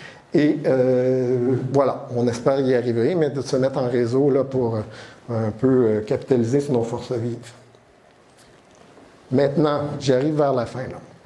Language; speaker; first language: French; native; French